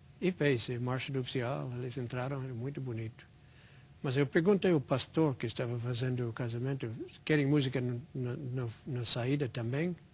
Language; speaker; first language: Portuguese; non-native, fluent; English